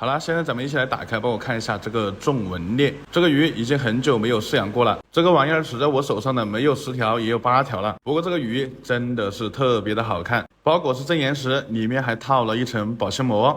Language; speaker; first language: Chinese; native; Chinese